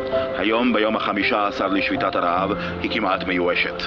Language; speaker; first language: Hebrew; native; Hebrew